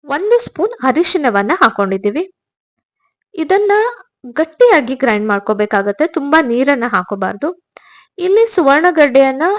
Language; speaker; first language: Kannada; non-native, local second language; Konkani